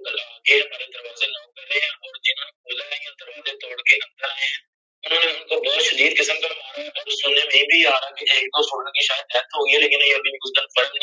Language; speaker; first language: Urdu; native; Urdu